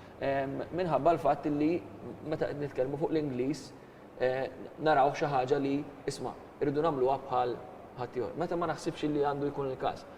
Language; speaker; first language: Maltese; native; Maltese